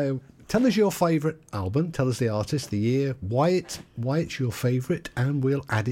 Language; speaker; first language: English; native; English